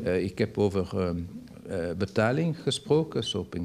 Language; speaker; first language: Dutch; non-native, local second language; French